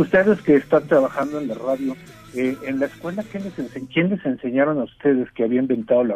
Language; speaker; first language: Spanish; native; Spanish